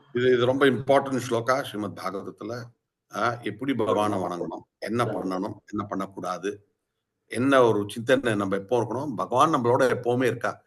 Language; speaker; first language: Tamil; early bilingual, heritage; Tamil